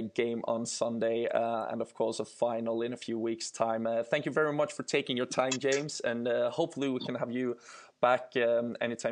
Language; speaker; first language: English; non-native, fluent; Swedish